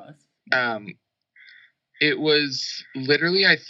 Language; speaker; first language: English; native; English